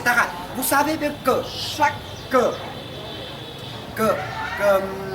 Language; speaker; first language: French; non-native, fluent; Vietnamese